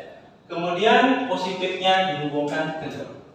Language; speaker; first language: Indonesian; native; Indonesian